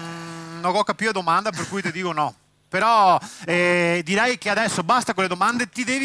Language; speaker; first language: Italian; native; Italian